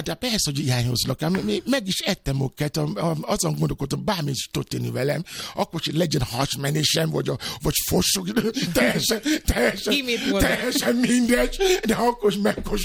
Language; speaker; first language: Hungarian; non-native, fluent; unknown